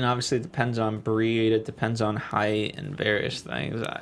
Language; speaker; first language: English; native; English